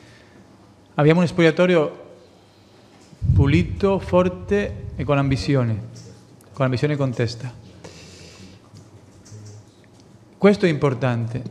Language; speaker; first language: Italian; non-native, fluent; Spanish